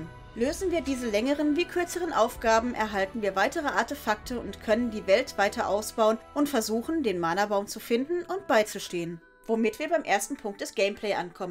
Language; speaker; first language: German; native; German